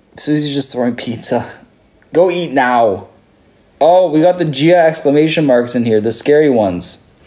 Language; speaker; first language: English; native; English